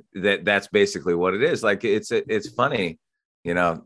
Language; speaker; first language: English; native; English